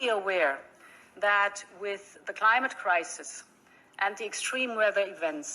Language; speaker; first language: English; non-native, fluent; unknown